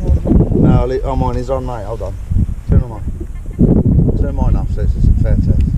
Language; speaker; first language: English; native; English